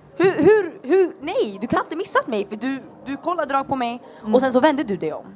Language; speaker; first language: Swedish; early bilingual, other home language; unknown